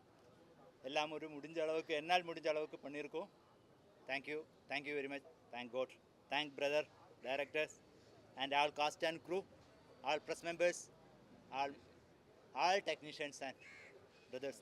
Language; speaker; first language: Tamil; non-native, learner; Malayalam